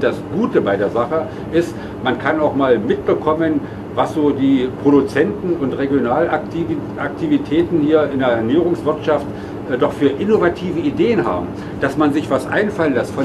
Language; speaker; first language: German; native; German